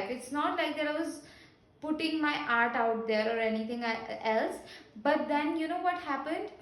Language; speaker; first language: English; non-native, local second language; Hindi